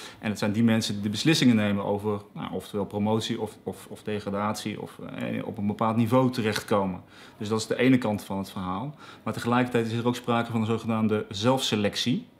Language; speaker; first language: Dutch; native; Dutch